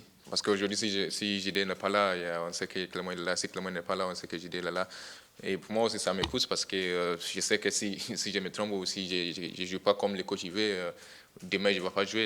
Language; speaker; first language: French; non-native, fluent; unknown